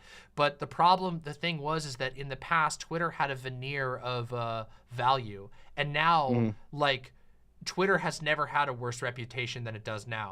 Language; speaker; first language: English; native; English